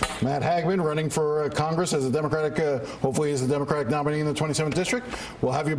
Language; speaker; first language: English; native; English